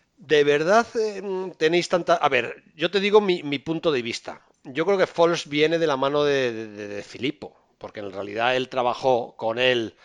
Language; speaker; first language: Spanish; native; Spanish